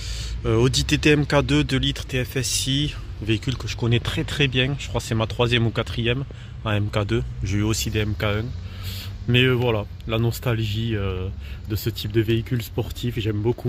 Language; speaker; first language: French; native; French